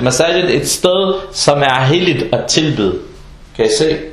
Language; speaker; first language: Danish; non-native, fluent; Arabic